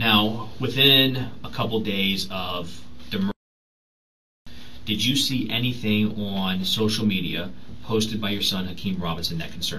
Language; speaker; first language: English; native; English